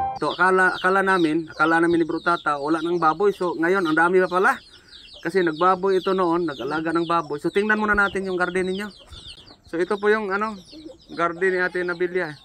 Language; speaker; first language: Filipino; native; Filipino